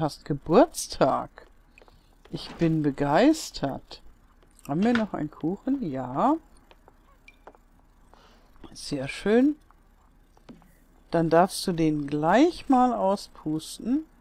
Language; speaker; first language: German; native; German